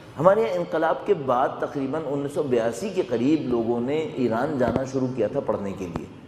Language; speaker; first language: Urdu; native; Urdu